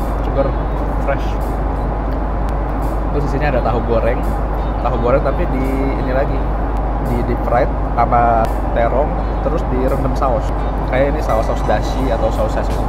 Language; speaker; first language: Indonesian; native; Indonesian